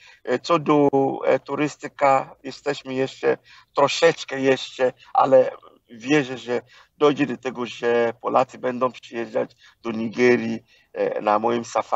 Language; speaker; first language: Polish; non-native, fluent; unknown